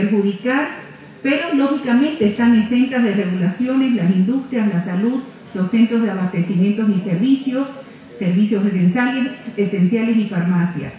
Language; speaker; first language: Spanish; native; Spanish